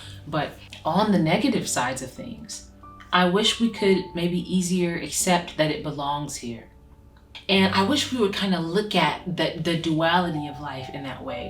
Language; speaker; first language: English; native; English